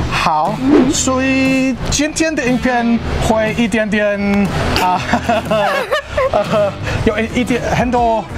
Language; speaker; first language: Chinese; non-native, learner; English